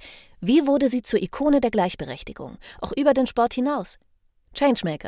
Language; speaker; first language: German; native; German